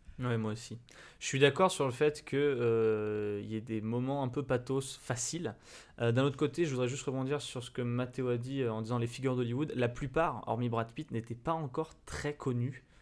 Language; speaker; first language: French; native; French